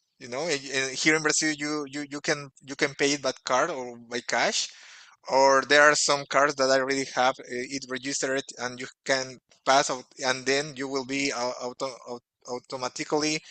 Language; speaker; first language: English; non-native, fluent; Portuguese